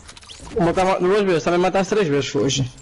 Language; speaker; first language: Portuguese; native; Portuguese